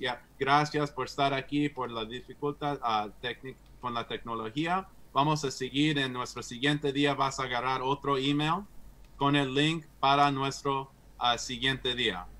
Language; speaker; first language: Spanish; non-native, fluent; English